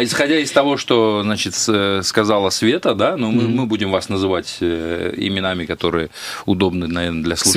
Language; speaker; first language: Russian; native; Russian